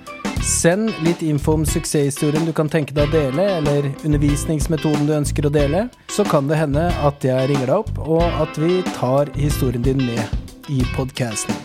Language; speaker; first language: Norwegian; native; Norwegian